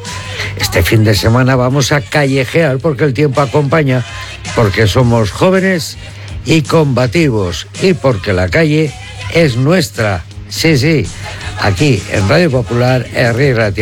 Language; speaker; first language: Spanish; native; Spanish